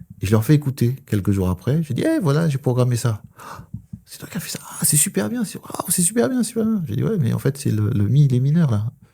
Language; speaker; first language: French; early bilingual, other home language; Spanish